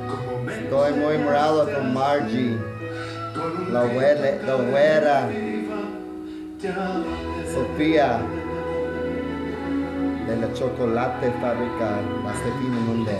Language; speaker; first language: Spanish; early bilingual, heritage; Spanish